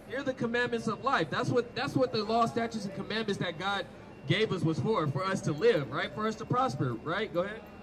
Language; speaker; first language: English; native; English